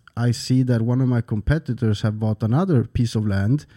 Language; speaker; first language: English; non-native, fluent; Swedish